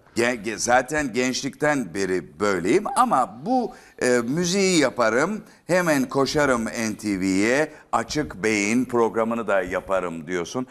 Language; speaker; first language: Turkish; native; Turkish